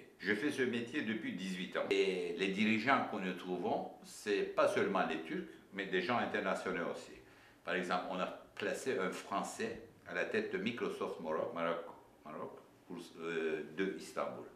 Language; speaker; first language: French; non-native, fluent; Turkish